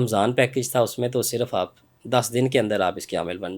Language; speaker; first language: Urdu; native; Urdu